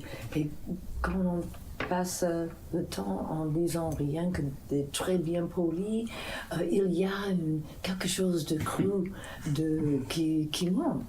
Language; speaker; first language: French; non-native, fluent; English